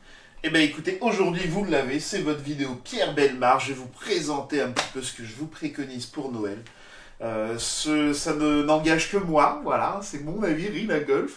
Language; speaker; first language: French; native; French